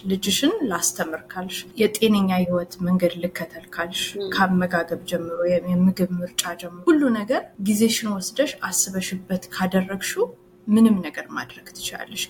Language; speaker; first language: Amharic; native; Amharic